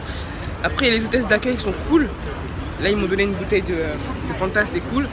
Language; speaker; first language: French; native; French